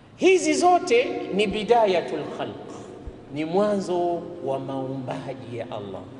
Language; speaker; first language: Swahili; native; Swahili